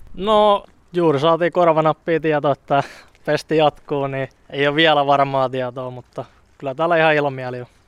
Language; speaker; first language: Finnish; native; Finnish